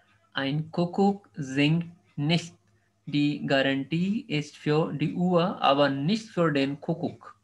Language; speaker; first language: German; non-native, fluent; Urdu